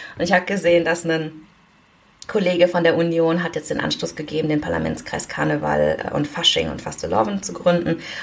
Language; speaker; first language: German; early bilingual, other home language; Korean